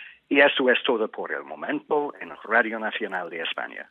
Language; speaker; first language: Spanish; non-native, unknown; English